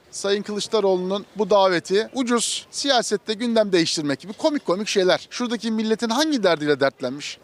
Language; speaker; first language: Turkish; native; Turkish